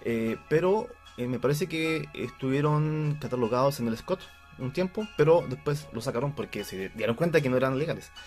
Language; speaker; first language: Spanish; native; Spanish